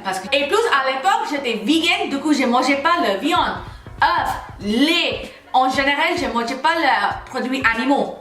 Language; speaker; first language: French; non-native, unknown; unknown